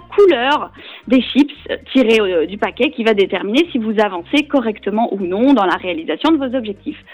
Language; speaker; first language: French; native; French